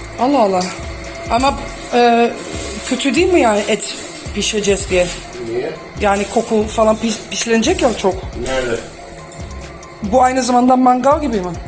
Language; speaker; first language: Turkish; non-native, fluent; Dutch